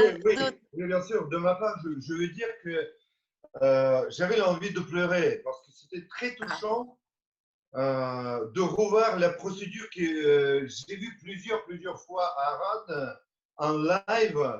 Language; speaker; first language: French; non-native, fluent; Romanian